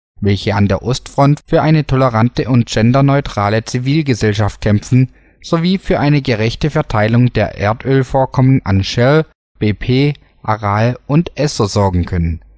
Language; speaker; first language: German; native; German